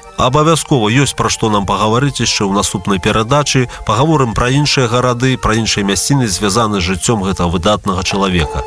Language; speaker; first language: Belarusian; native; Belarusian